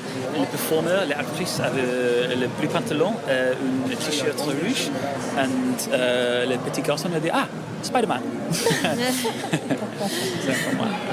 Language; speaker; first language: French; non-native, learner; English